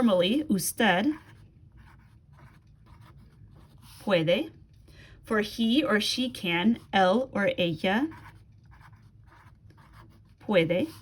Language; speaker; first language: Spanish; non-native, fluent; English